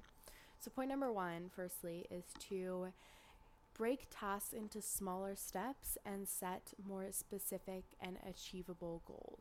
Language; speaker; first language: English; native; English